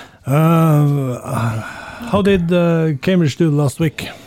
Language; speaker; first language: English; non-native, learner; Norwegian